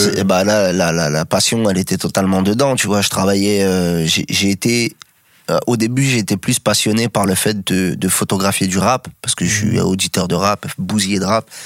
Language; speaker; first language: French; native; French